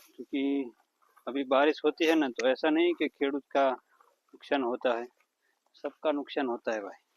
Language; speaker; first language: Hindi; non-native, local second language; Gujarati